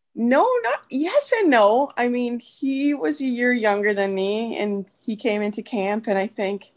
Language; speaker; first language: English; native; English